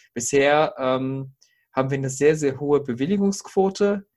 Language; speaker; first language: German; native; German